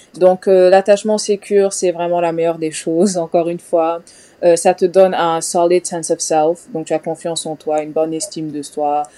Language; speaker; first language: French; non-native, local second language; Wolof